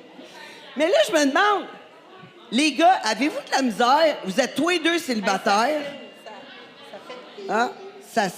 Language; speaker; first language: French; native; French